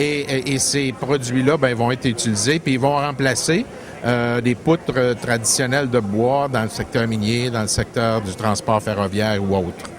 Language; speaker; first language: French; native; French